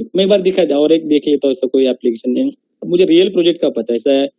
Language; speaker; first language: Hindi; non-native, local second language; Marathi